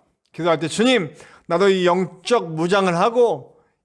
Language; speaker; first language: Korean; native; Korean